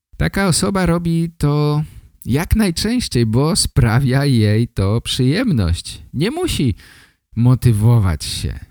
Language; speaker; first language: Polish; native; Polish